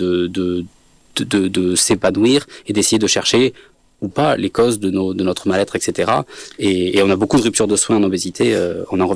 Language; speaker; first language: French; native; French